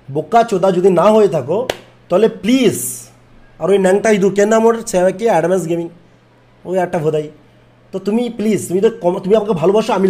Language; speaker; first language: Hindi; non-native, local second language; Bangla